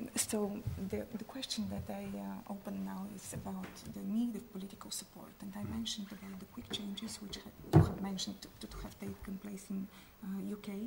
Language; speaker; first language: English; non-native, fluent; Bulgarian